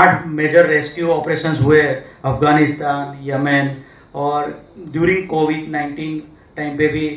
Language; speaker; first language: Hindi; non-native, local second language; Gujarati